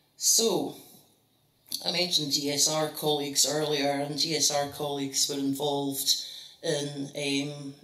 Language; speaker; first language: English; native; English